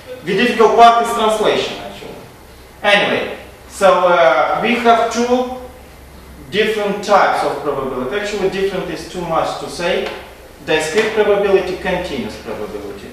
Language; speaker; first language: English; non-native, fluent; Romanian